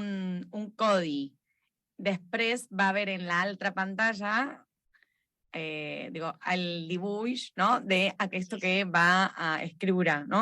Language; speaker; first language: Catalan; non-native, local second language; Spanish